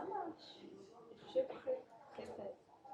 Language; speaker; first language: French; non-native, learner; Portuguese